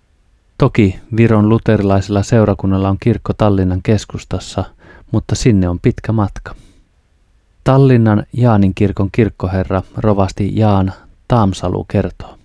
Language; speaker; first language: Finnish; native; Finnish